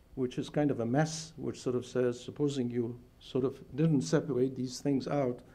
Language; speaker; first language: English; non-native, fluent; Arabic